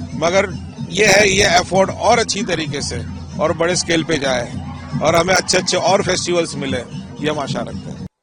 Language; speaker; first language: Hindi; non-native, local second language; Gujarati